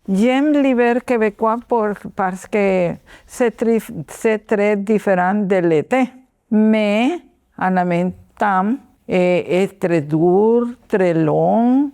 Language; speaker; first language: French; non-native, learner; Spanish